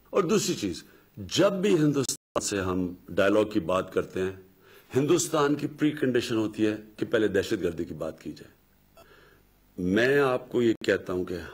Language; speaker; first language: Urdu; native; Urdu